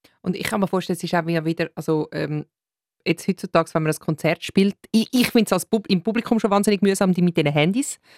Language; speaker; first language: German; native; German